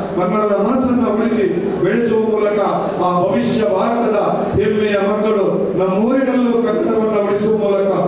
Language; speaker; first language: Kannada; non-native, local second language; Tulu